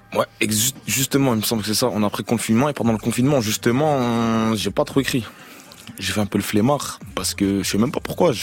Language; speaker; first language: French; native; French